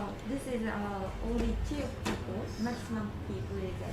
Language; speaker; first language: English; non-native, learner; Japanese